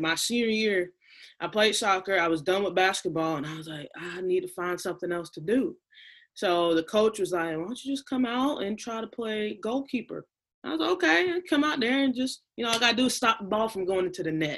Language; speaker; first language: English; native; English